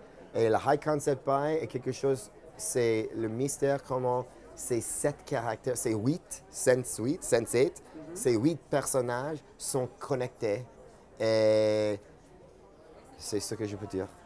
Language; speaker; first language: French; non-native, fluent; English